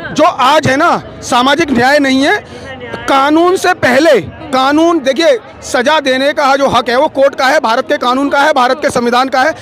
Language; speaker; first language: Hindi; native; Hindi